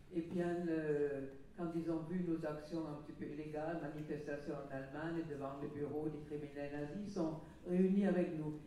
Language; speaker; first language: French; non-native, fluent; German